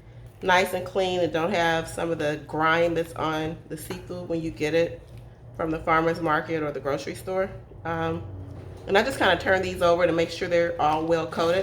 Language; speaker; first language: English; native; English